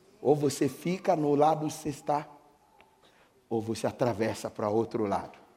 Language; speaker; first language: Portuguese; non-native, fluent; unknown